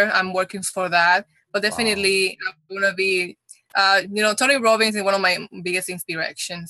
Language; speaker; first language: English; non-native, fluent; Spanish